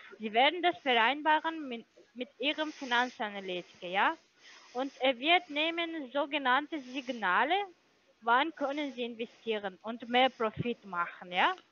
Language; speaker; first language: German; non-native, learner; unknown